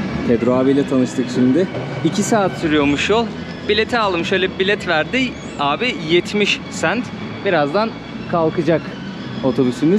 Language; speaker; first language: Turkish; native; Turkish